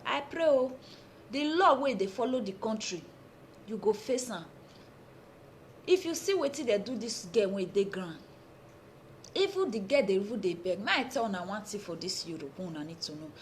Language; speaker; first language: Nigerian Pidgin; native; Nigerian Pidgin